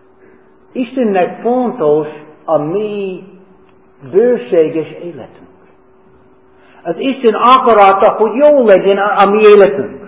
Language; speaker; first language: Hungarian; non-native, learner; English